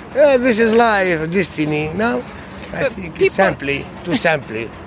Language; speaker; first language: English; non-native, learner; Arabic